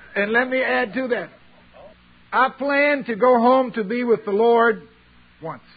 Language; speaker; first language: English; native; English